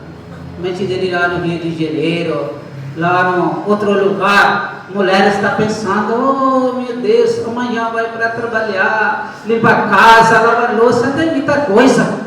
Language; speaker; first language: Portuguese; non-native, learner; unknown